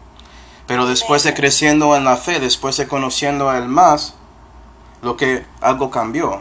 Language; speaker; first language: Spanish; non-native, fluent; English